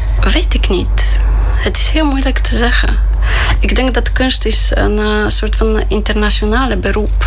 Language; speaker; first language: Dutch; non-native, fluent; Polish